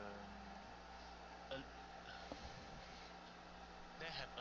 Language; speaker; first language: English; non-native, learner; Chinese